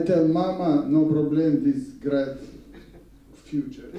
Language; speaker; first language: English; non-native, learner; Russian